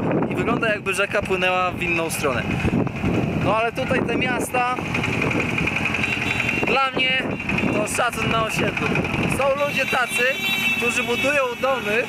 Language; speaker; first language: Polish; native; Polish